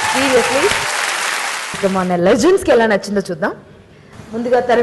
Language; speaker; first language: Telugu; native; Telugu